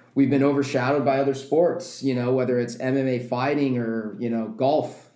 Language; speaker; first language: English; native; English